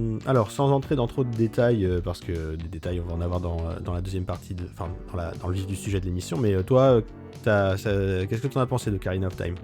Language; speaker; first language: French; native; French